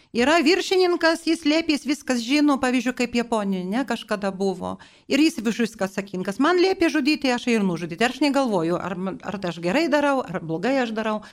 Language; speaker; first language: Lithuanian; non-native, local second language; Polish